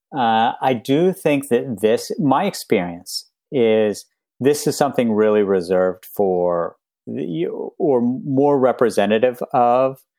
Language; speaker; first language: English; native; English